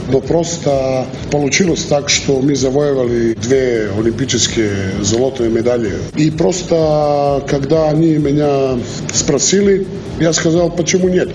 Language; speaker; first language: Russian; non-native, learner; Serbian